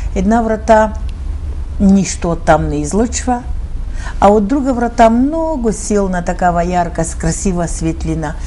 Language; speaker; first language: Bulgarian; early bilingual, heritage; Bulgarian